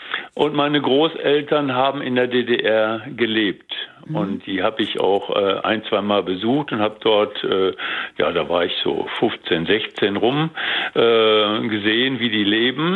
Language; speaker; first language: German; native; German